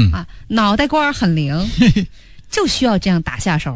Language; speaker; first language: Chinese; native; Chinese